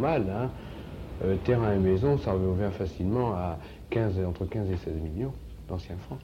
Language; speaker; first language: French; native; French